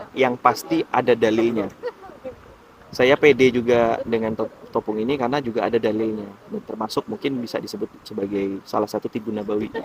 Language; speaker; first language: Indonesian; native; Indonesian